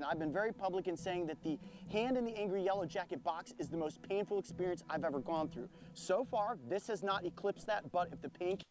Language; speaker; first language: English; native; English